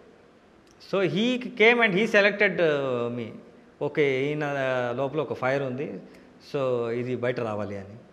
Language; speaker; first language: Telugu; non-native, local second language; Kannada